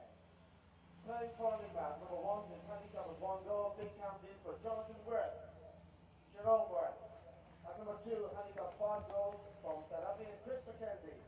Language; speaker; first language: English; native; English